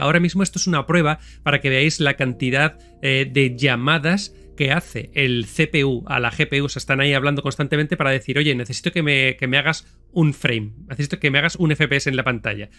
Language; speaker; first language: Spanish; native; Spanish